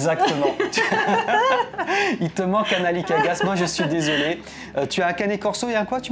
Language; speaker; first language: French; native; French